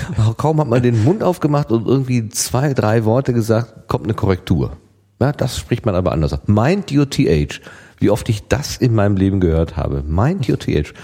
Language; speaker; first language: German; native; German